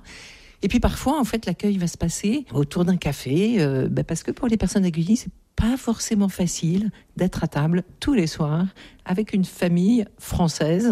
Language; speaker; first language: French; native; French